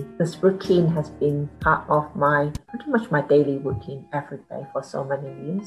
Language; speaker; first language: English; non-native, local second language; Cantonese